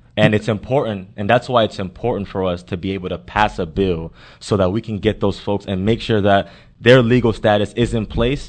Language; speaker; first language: English; native; English